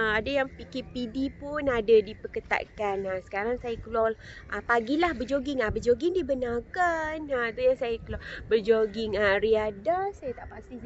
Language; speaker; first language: Malay; native; Malay